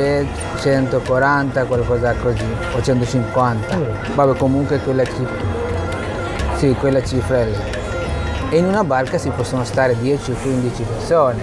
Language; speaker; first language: Italian; non-native, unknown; Bangla